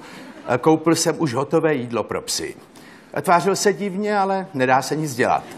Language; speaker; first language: Czech; native; Czech